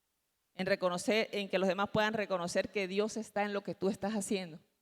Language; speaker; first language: Spanish; native; Spanish